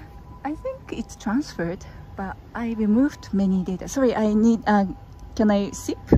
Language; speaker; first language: English; non-native, fluent; Japanese